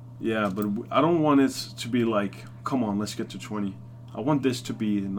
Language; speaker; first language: English; non-native, fluent; Danish